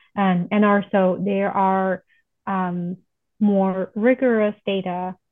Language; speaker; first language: English; non-native, fluent; Chinese